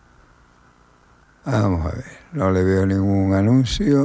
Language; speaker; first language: Spanish; native; Spanish